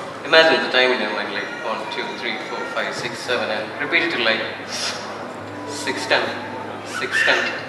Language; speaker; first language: English; non-native, local second language; Malayalam